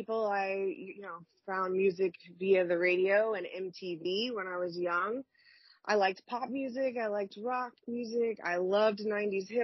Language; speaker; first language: English; native; English